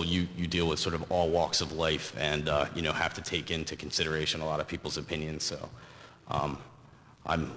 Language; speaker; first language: English; native; English